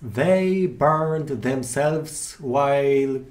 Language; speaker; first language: English; non-native, learner; Japanese